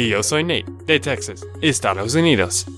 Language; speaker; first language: Spanish; non-native, fluent; English